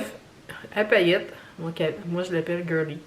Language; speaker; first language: French; native; French